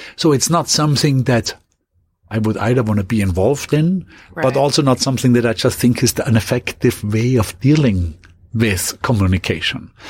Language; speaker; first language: English; non-native, fluent; German